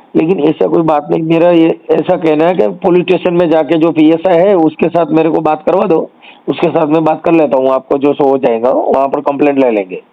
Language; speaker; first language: Hindi; non-native, local second language; Gujarati